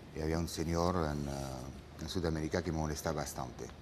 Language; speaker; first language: Spanish; non-native, fluent; French